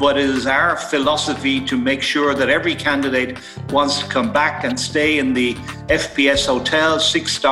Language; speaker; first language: English; native; English